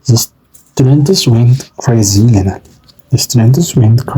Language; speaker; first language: English; non-native, local second language; Amharic